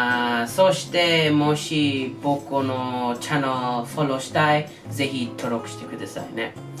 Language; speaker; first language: Japanese; non-native, learner; English